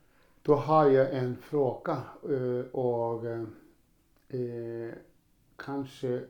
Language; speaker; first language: Swedish; non-native, fluent; Icelandic